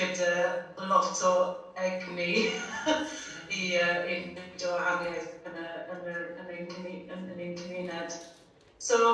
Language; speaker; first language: Welsh; non-native, fluent; English